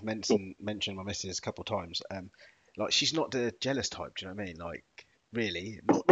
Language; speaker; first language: English; native; English